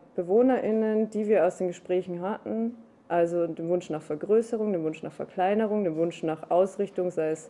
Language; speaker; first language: German; native; German